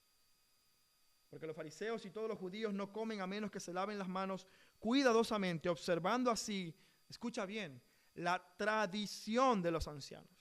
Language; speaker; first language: Spanish; native; Spanish